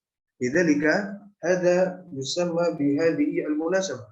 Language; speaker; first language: Arabic; non-native, fluent; Indonesian